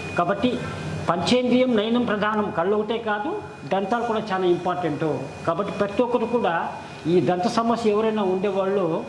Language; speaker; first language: Telugu; native; Telugu